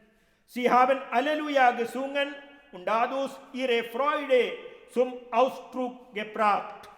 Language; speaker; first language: German; non-native, fluent; Malayalam